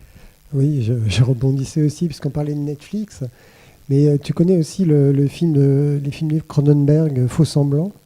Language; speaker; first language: French; native; French